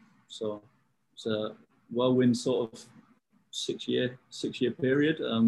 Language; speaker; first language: English; native; English